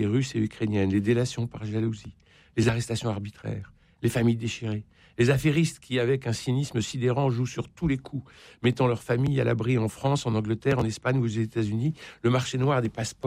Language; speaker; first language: French; native; French